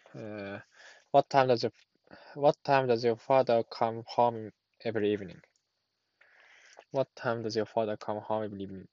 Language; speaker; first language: English; non-native, learner; Japanese